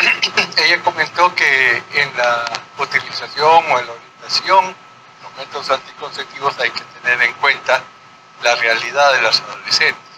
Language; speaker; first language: Spanish; native; Spanish